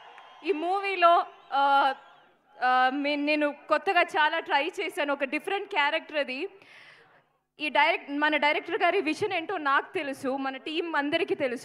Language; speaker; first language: Telugu; non-native, local second language; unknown